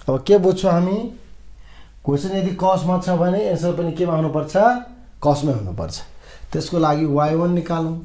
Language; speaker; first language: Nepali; non-native, local second language; Maithili